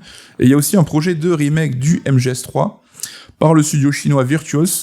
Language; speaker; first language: French; native; French